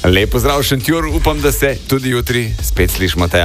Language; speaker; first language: Slovenian; native; Slovenian